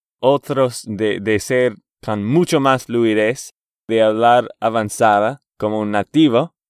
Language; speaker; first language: Spanish; non-native, fluent; English